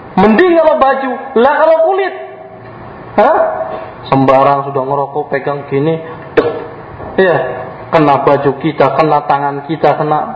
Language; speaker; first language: Indonesian; native; Indonesian